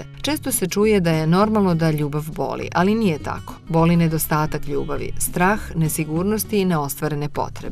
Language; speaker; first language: Serbian; native; Serbian